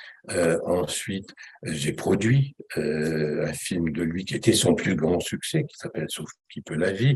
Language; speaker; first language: French; early bilingual, other home language; Romanian